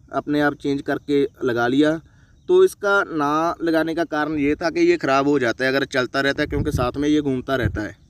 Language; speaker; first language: Hindi; non-native, local second language; Punjabi